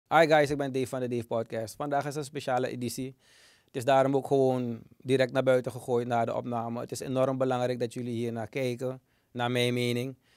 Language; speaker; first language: Dutch; native; Dutch